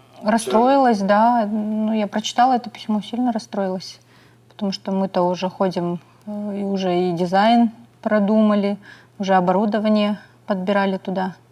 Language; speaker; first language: Russian; native; Russian